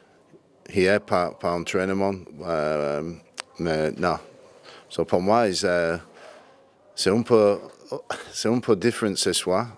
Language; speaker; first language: French; non-native, learner; English